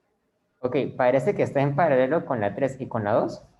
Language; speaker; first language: Spanish; native; Spanish